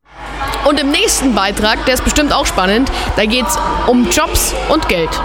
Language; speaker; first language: German; native; German